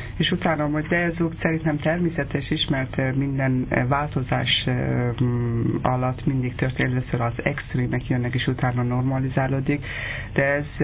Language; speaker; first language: Hungarian; non-native, fluent; Persian